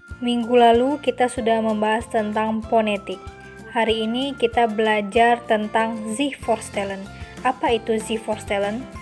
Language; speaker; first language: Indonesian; native; Indonesian